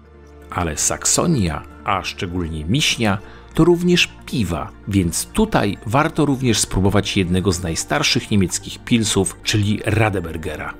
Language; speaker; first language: Polish; native; Polish